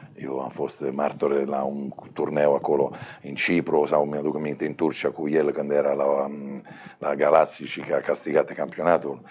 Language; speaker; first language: Romanian; non-native, fluent; Italian